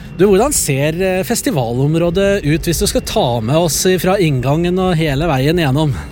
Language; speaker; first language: Norwegian; native; Norwegian